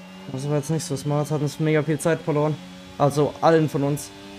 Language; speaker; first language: German; native; German